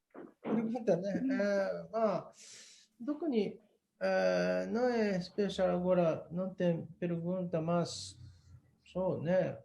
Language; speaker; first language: Portuguese; non-native, learner; Japanese